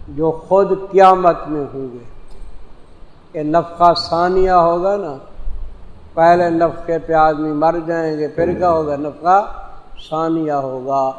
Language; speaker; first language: Urdu; non-native, local second language; Saraiki